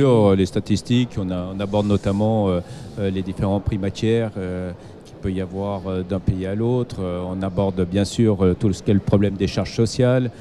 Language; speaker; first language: French; native; French